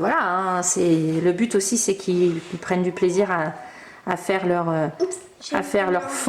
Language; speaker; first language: French; native; French